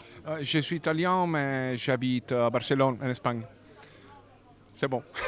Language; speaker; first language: French; non-native, learner; Italian